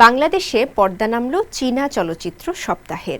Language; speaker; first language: Bangla; native; Bangla